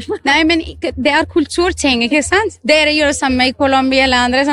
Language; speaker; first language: Norwegian; non-native, learner; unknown